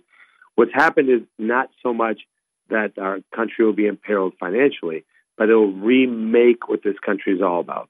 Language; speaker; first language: English; non-native, fluent; Spanish